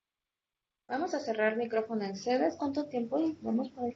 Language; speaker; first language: Spanish; native; Spanish